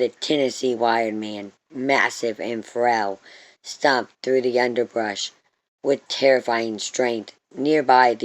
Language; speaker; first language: English; native; English